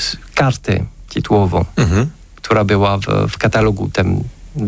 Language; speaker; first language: Polish; non-native, fluent; French